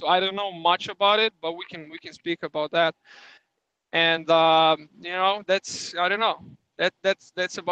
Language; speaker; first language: English; non-native, fluent; Serbian